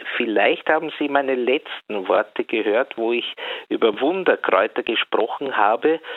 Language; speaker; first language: German; native; German